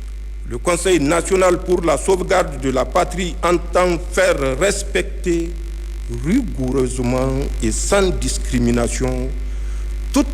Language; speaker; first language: French; non-native, local second language; Hausa